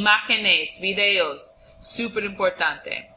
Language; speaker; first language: Spanish; non-native, fluent; English